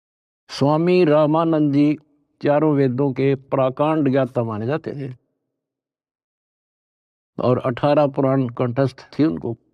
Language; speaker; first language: Hindi; native; Hindi